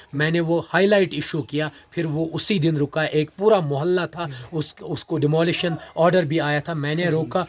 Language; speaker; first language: Urdu; non-native, local second language; Kashmiri